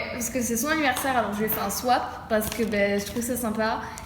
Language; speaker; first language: French; native; French